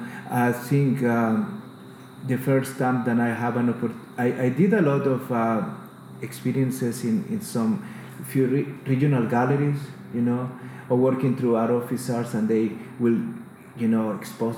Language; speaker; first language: English; non-native, fluent; Spanish